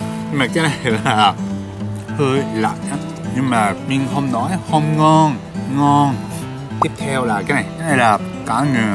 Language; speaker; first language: Vietnamese; non-native, learner; Japanese